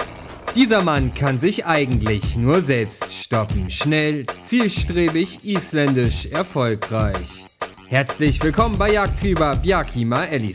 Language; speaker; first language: German; native; German